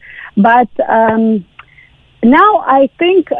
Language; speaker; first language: English; non-native, learner; Ukrainian